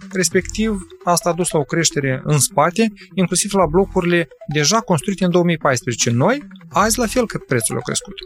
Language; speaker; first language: Romanian; native; Romanian